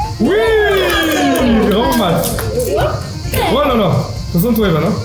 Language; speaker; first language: French; native; French